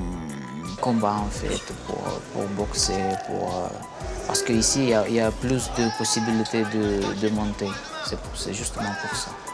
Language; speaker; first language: French; non-native, fluent; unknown